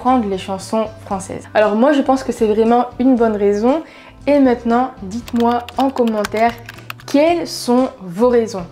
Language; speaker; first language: French; native; French